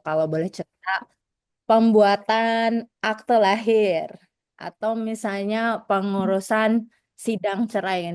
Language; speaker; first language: Indonesian; native; Indonesian